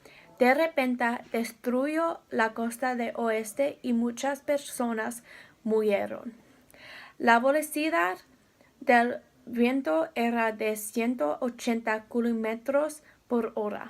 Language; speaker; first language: Spanish; non-native, learner; English